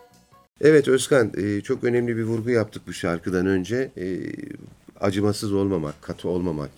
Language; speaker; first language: Turkish; native; Turkish